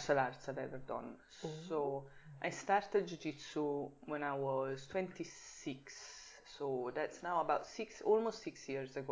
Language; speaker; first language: English; non-native, fluent; Italian